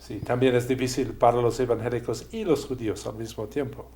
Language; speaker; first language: Spanish; non-native, fluent; English